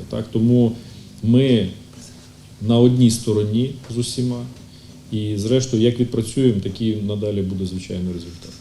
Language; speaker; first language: Ukrainian; native; Ukrainian